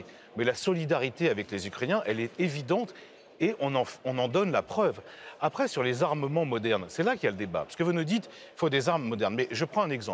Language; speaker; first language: French; native; French